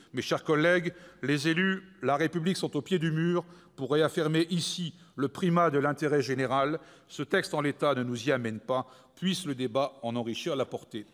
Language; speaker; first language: French; native; French